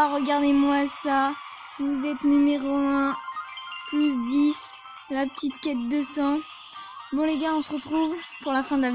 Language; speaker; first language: French; native; French